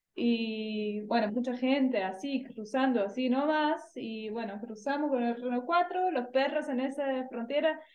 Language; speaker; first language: Spanish; non-native, fluent; German